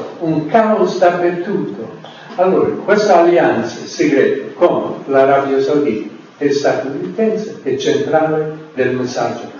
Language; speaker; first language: Italian; non-native, fluent; English